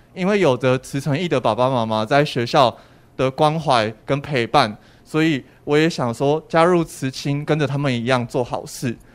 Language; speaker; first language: Chinese; native; Chinese